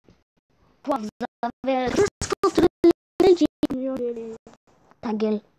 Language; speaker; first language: French; native; French